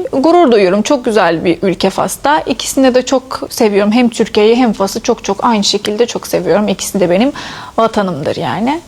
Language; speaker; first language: Turkish; non-native, fluent; Arabic